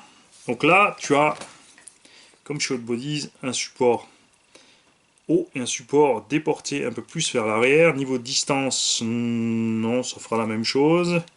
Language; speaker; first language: French; native; French